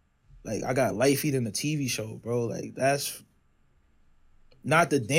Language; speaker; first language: English; native; English